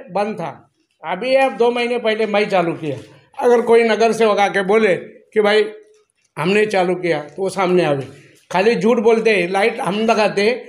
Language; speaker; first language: Hindi; non-native, local second language; Marathi